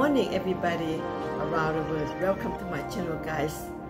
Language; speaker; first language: English; non-native, learner; Thai